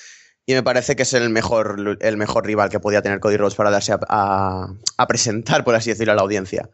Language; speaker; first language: Spanish; native; Spanish